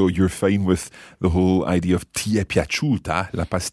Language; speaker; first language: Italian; non-native, fluent; English